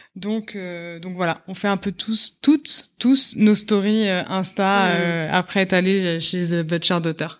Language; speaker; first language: French; native; French